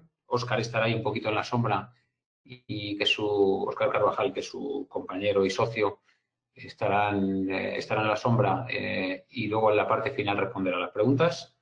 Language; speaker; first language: Spanish; native; Spanish